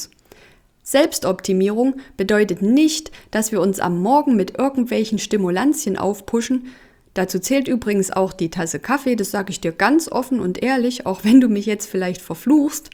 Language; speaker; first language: German; native; German